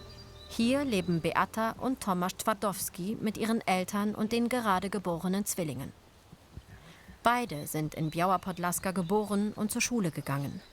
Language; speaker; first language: German; native; German